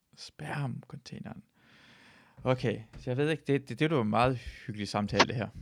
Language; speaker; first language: Danish; early bilingual, other home language; Persian